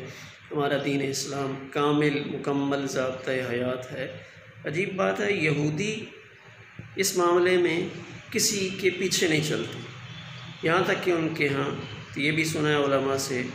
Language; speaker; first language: Urdu; native; Urdu